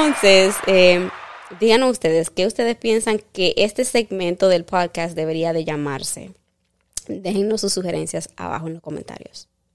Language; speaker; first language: Spanish; early bilingual, heritage; Spanish